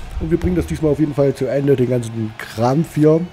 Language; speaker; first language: German; native; German